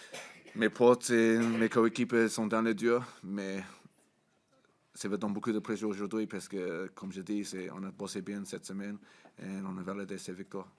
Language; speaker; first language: French; non-native, fluent; English